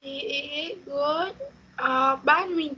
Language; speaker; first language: English; non-native, learner; Vietnamese